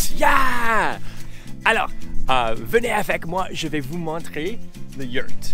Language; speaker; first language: French; non-native, local second language; English